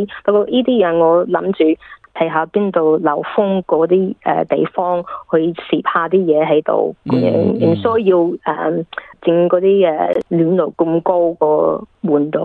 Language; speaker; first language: Cantonese; early bilingual, heritage; English